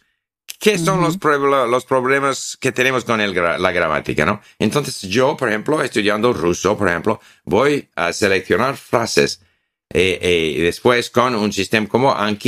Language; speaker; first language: Spanish; non-native, fluent; English